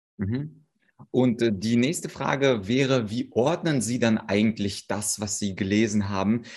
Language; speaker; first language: German; early bilingual, other home language; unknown